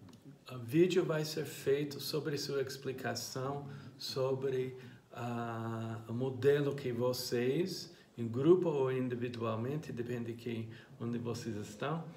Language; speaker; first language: Portuguese; non-native, fluent; English